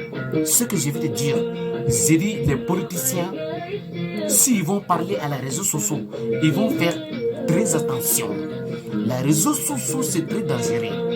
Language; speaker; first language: French; non-native, local second language; Soninke